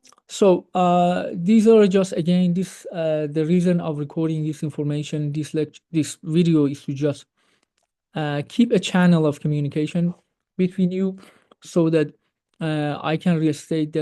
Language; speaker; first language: English; non-native, fluent; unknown